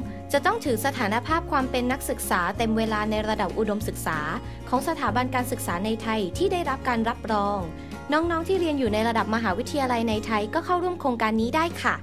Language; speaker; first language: Thai; native; Thai